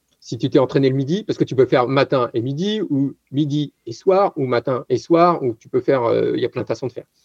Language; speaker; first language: French; native; French